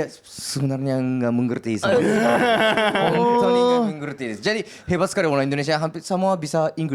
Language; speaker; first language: Indonesian; non-native, learner; Japanese